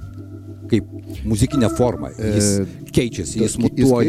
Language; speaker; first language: Lithuanian; native; Lithuanian